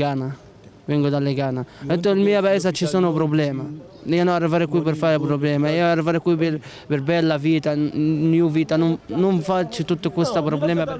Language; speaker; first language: Italian; non-native, learner; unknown